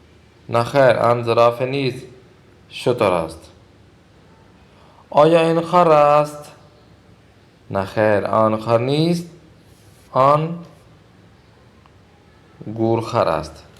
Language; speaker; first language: Persian; non-native, fluent; Urdu